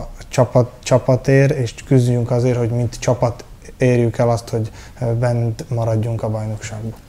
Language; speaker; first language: Hungarian; early bilingual, heritage; Hungarian